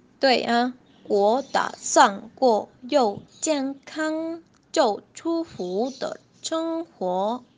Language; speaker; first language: Chinese; non-native, learner; Spanish